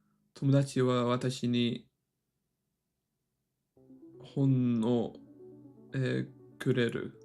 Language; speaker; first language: Japanese; non-native, learner; English